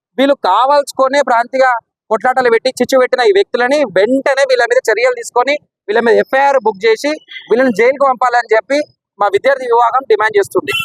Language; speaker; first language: Telugu; native; Telugu